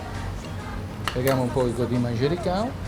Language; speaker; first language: Portuguese; non-native, fluent; Italian